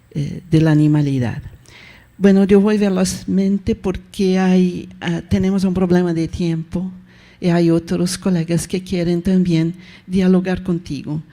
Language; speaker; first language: Spanish; non-native, fluent; Portuguese